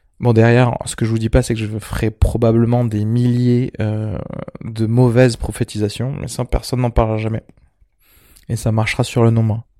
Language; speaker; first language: French; early bilingual, other home language; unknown